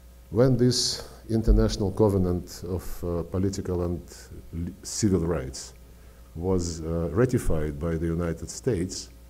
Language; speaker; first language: English; non-native, fluent; Russian